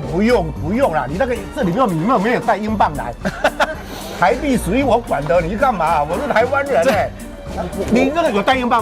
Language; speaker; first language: Chinese; native; Chinese